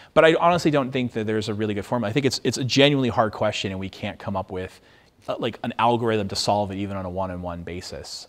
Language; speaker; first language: English; native; English